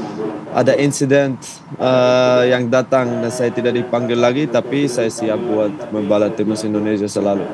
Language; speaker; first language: Indonesian; non-native, fluent; Dutch